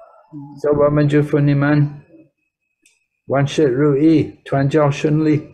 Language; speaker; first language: Chinese; non-native, learner; English